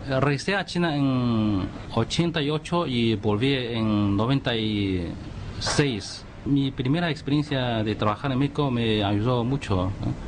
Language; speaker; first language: Spanish; non-native, fluent; Chinese